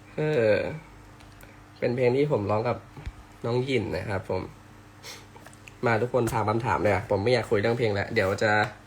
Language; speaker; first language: Thai; native; Thai